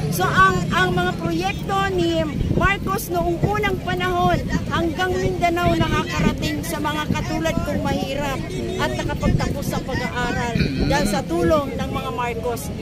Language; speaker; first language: Filipino; non-native, local second language; Cebuano